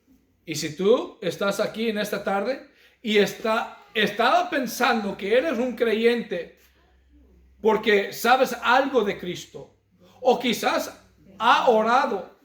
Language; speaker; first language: Spanish; non-native, fluent; English